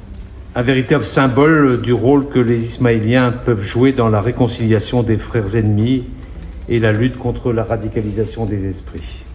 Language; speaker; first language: French; native; French